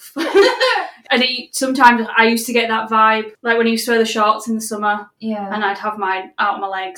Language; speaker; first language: English; native; English